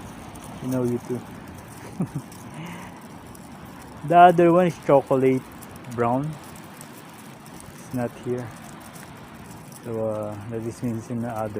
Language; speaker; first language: English; non-native, local second language; Filipino